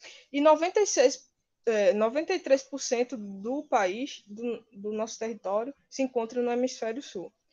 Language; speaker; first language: Portuguese; native; Portuguese